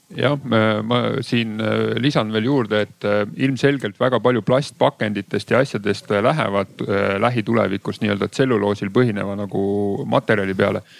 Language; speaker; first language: Estonian; native; Estonian